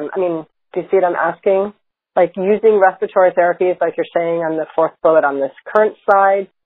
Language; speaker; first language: English; native; English